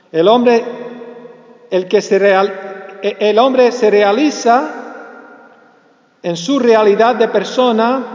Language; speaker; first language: Spanish; early bilingual, heritage; Spanish